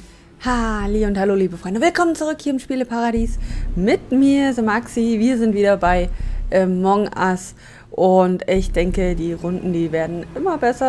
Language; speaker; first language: German; native; German